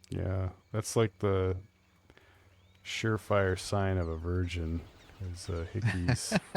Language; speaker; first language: English; native; English